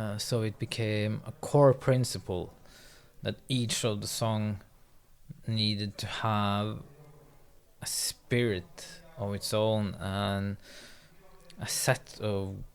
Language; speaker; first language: English; non-native, fluent; Norwegian